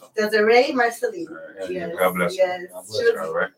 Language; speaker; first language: English; early bilingual, other home language; Spanish